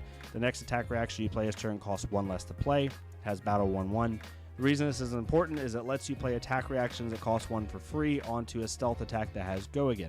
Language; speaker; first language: English; native; English